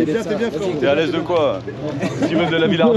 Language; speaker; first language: French; native; French